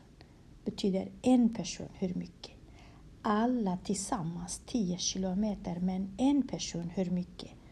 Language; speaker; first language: Swedish; non-native, fluent; Kurdish